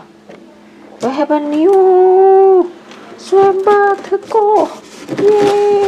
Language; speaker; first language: Dutch; non-native, learner; Indonesian